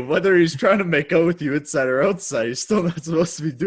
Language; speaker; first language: English; native; English